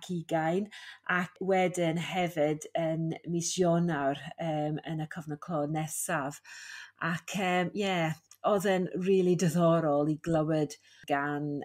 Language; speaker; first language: Welsh; non-native, fluent; English